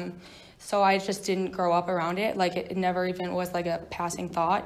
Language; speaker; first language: English; native; English